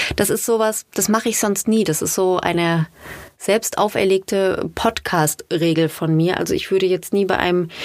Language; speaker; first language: German; native; German